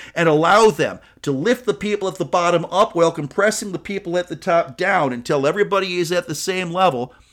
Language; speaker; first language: English; native; English